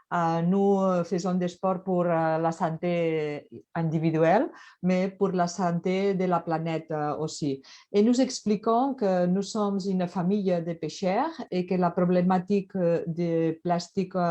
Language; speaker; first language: French; non-native, learner; Catalan